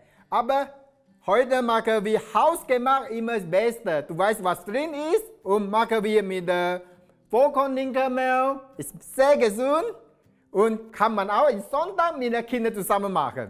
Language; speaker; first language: German; non-native, learner; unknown